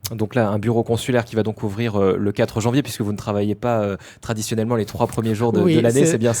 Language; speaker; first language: French; native; French